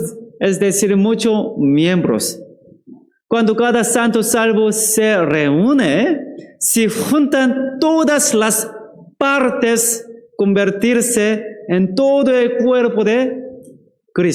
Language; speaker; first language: Spanish; non-native, fluent; Korean